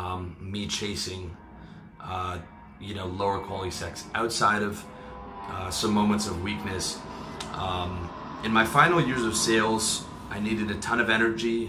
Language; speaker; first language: English; native; English